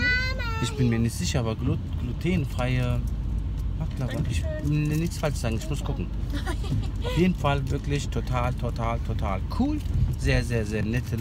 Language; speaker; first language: German; early bilingual, other home language; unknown